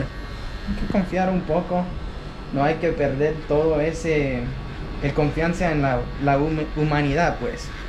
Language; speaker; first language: Spanish; early bilingual, heritage; Spanish